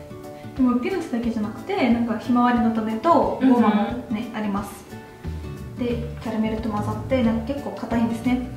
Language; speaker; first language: Japanese; non-native, fluent; Russian